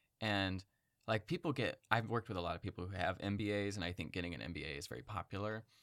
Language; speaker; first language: English; native; English